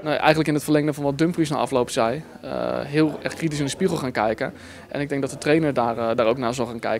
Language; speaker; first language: Dutch; native; Dutch